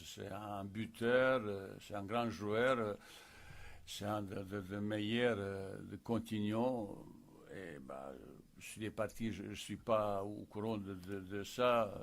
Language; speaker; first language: French; non-native, fluent; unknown